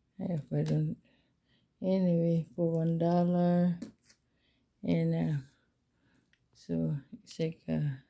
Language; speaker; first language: English; non-native, learner; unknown